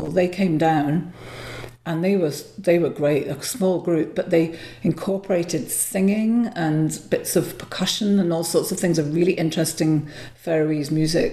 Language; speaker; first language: English; native; English